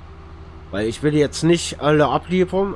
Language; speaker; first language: German; native; German